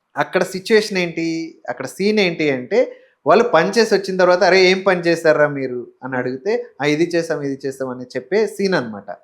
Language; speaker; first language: Telugu; native; Telugu